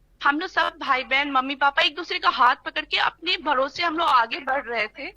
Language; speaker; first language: Hindi; native; Hindi